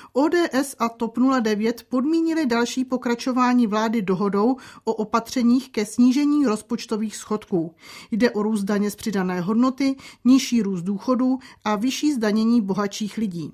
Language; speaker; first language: Czech; native; Czech